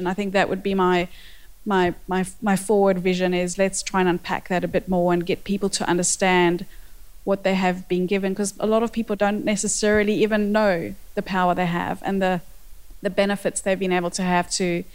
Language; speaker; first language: English; native; English